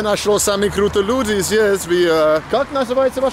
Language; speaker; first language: Russian; non-native, learner; English